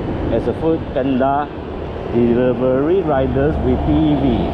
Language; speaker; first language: English; non-native, local second language; Chinese